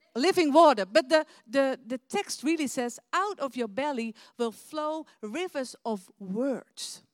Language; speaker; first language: English; non-native, fluent; Dutch